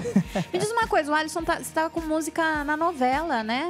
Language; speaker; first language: Portuguese; native; Portuguese